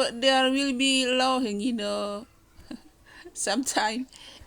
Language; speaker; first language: English; non-native, learner; Indonesian